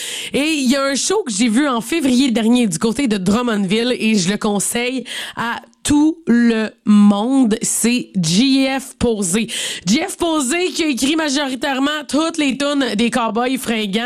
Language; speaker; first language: French; native; French